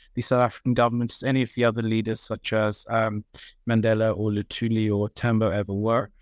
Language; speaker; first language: English; native; English